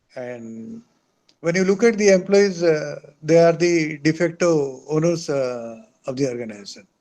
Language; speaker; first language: English; non-native, local second language; Odia